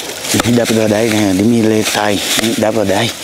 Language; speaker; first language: Vietnamese; non-native, learner; Portuguese